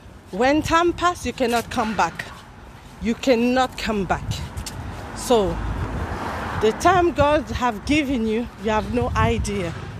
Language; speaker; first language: English; non-native, fluent; Haitian Creole